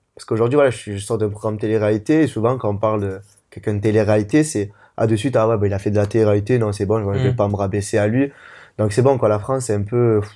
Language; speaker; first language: French; native; French